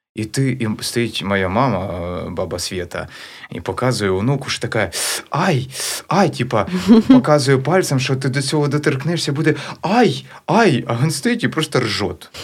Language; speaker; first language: Ukrainian; native; Ukrainian